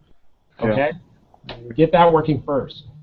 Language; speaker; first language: English; native; English